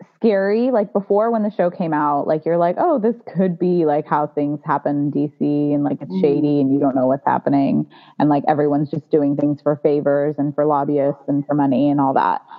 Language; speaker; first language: English; native; English